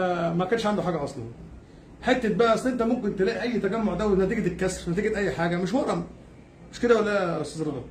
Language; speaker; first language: Arabic; native; Arabic